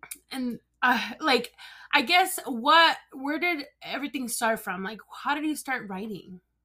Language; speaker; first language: English; early bilingual, other home language; Spanish